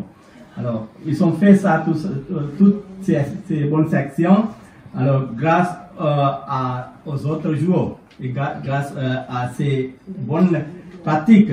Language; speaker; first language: French; non-native, fluent; Sinhala